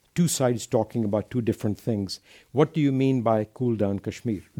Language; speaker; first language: English; non-native, local second language; Urdu